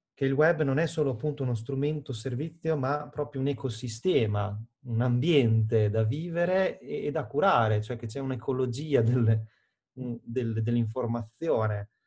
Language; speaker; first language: Italian; native; Italian